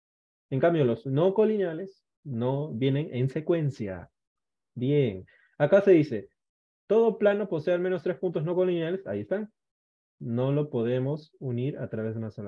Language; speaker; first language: Spanish; native; Spanish